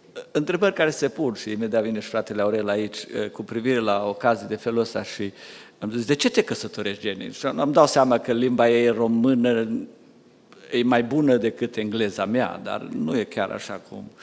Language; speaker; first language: Romanian; native; Romanian